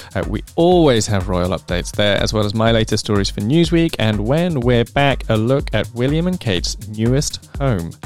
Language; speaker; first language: English; native; English